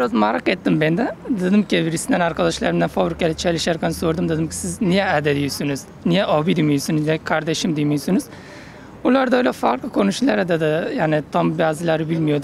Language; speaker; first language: Turkish; non-native, learner; Uzbek